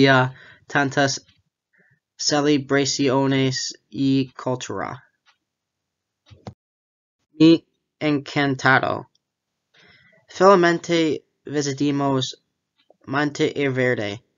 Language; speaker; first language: Spanish; non-native, learner; English